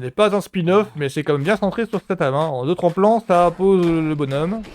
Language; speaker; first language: French; native; French